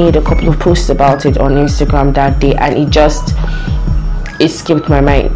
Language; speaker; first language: English; non-native, local second language; Yoruba